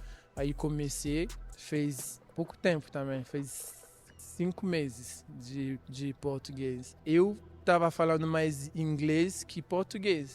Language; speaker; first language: Portuguese; non-native, learner; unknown